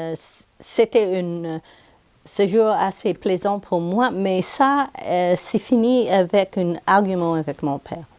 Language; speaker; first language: French; non-native, local second language; English